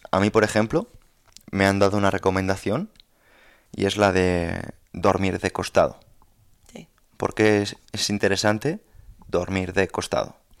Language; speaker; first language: Spanish; native; Spanish